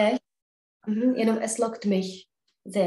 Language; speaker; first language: German; non-native, fluent; Czech